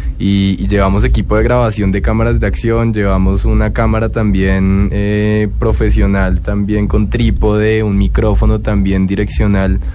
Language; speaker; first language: Spanish; native; Spanish